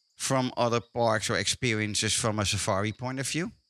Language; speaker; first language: English; non-native, fluent; Dutch